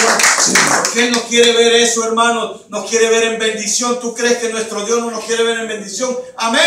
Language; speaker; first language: Spanish; native; Spanish